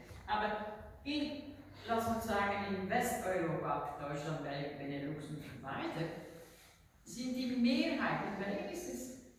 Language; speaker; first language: German; non-native, learner; Dutch